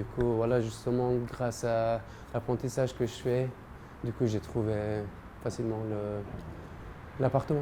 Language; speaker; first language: French; non-native, fluent; Persian